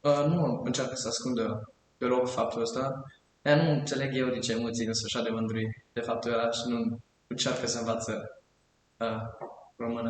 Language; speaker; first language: Romanian; early bilingual, heritage; German